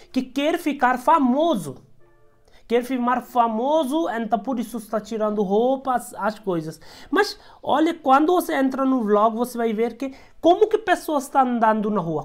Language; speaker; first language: Portuguese; non-native, learner; Hindi